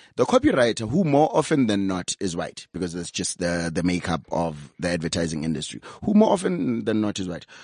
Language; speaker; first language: English; non-native, local second language; Zulu